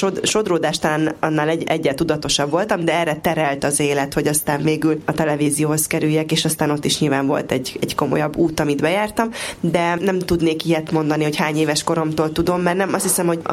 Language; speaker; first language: Hungarian; native; Hungarian